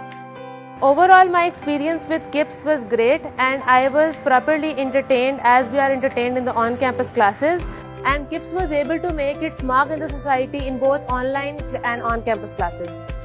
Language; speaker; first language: English; non-native, local second language; Urdu